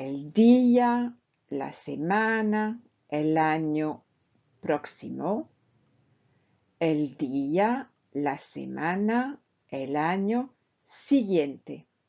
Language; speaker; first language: Spanish; non-native, fluent; French